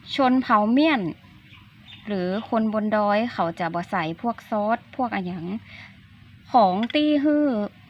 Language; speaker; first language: Thai; non-native, local second language; Iu Mien